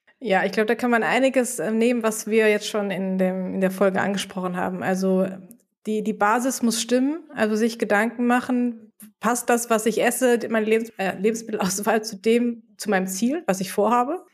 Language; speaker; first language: German; native; German